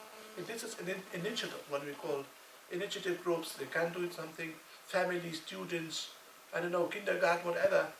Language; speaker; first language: English; non-native, learner; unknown